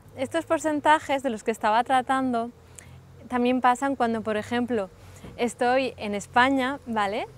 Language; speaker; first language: Spanish; early bilingual, other home language; Sindhi